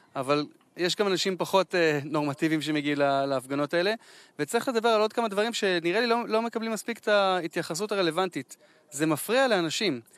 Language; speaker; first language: Hebrew; native; Hebrew